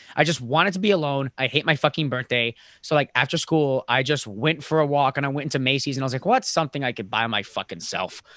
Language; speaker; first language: English; native; English